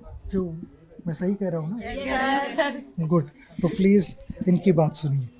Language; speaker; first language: Hindi; non-native, local second language; Marathi